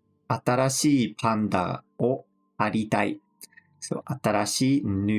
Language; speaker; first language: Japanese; non-native, fluent; English